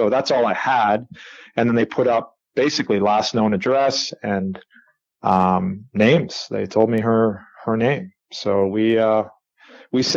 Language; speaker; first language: English; native; English